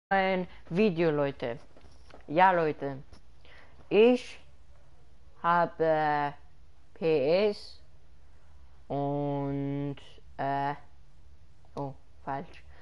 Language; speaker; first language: German; early bilingual, other home language; Persian